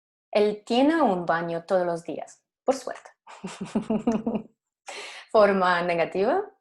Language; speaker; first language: Spanish; non-native, fluent; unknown